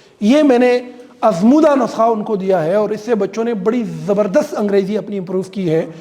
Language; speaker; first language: Urdu; non-native, local second language; Pashto